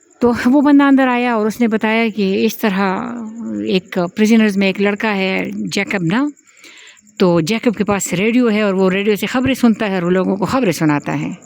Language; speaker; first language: Urdu; non-native, local second language; Pashto